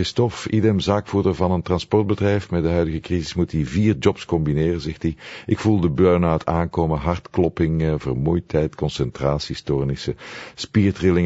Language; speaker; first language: Dutch; native; Dutch